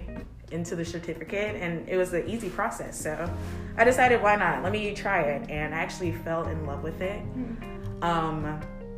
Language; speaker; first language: English; native; English